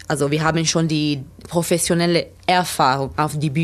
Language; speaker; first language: German; non-native, learner; Italian